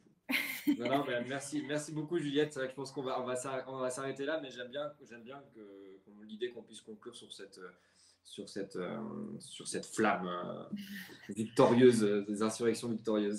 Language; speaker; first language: French; native; French